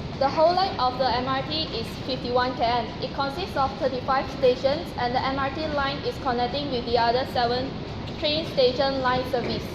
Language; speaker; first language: English; non-native, local second language; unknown